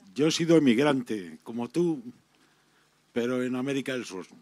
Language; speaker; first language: Spanish; non-native, fluent; Russian